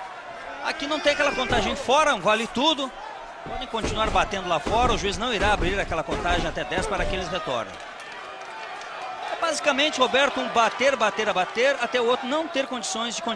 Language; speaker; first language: Portuguese; native; Portuguese